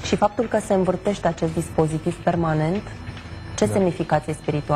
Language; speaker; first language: Romanian; native; Romanian